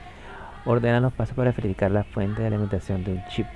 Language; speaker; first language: Spanish; native; Spanish